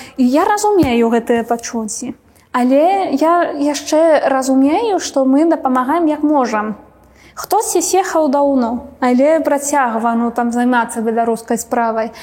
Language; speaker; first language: Belarusian; non-native, fluent; Spanish